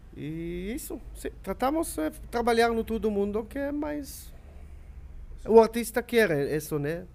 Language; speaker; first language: Portuguese; non-native, learner; Hebrew